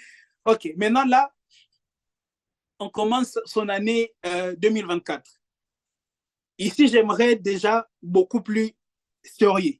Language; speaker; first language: French; non-native, local second language; Lingala